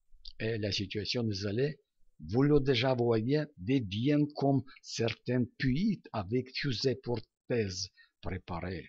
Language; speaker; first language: French; non-native, learner; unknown